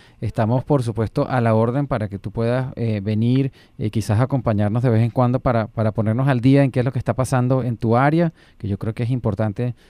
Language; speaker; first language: Spanish; native; Spanish